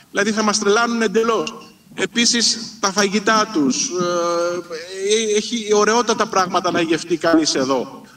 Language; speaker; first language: Greek; native; Greek